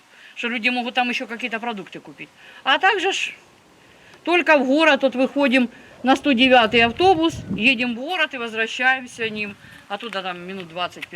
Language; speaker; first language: Russian; native; Russian